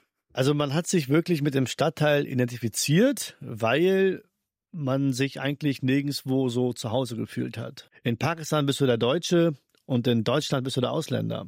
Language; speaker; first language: German; early bilingual, other home language; Albanian